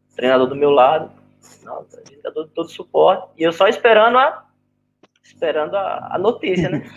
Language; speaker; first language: Portuguese; native; Portuguese